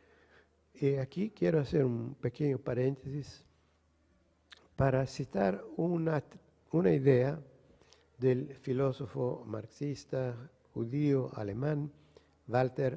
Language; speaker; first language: Spanish; non-native, fluent; Portuguese